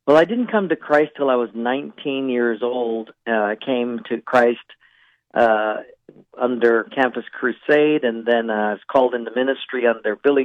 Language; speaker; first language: English; non-native, local second language; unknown